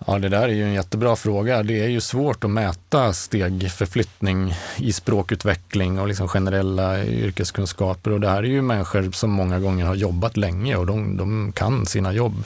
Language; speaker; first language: Swedish; native; Swedish